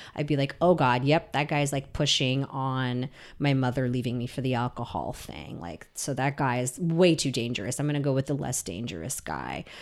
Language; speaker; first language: English; early bilingual, other home language; Russian